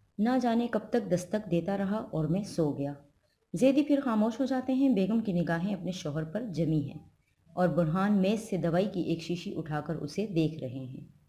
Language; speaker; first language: Urdu; non-native, local second language; Pashto